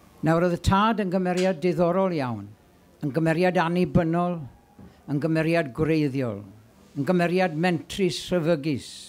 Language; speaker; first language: Welsh; native; Welsh